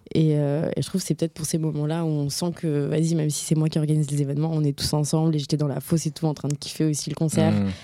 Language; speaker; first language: French; native; French